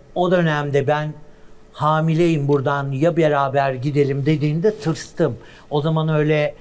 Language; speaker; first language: Turkish; native; Turkish